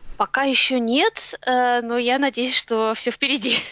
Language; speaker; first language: Russian; native; Russian